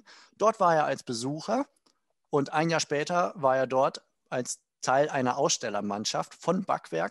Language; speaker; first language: German; native; German